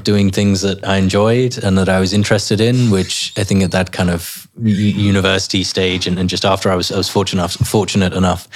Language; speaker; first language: English; native; English